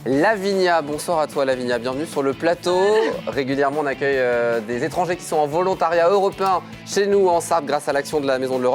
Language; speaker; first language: French; native; French